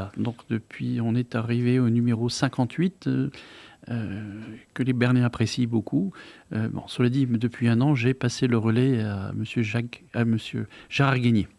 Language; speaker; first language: French; native; French